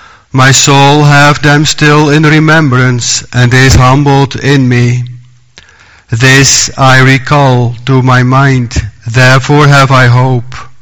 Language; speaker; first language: English; non-native, fluent; Dutch